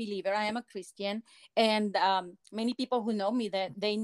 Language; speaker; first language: English; non-native, fluent; Spanish